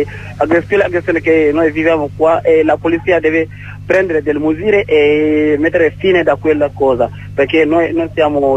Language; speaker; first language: Italian; non-native, learner; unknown